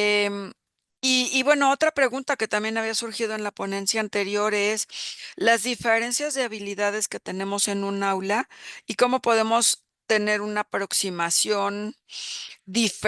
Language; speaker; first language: Spanish; native; Spanish